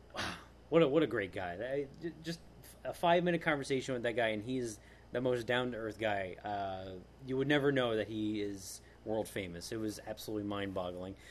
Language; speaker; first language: English; native; English